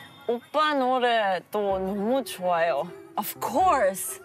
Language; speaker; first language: Korean; non-native, learner; German